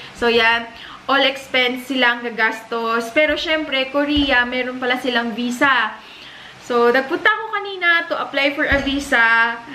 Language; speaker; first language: Filipino; native; Filipino